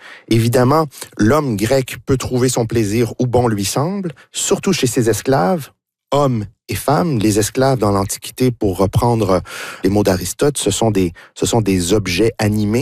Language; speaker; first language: French; native; French